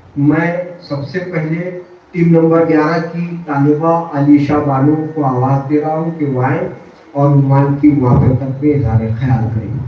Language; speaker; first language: Urdu; native; Urdu